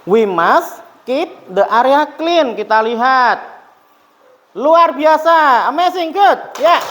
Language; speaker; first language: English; non-native, fluent; Indonesian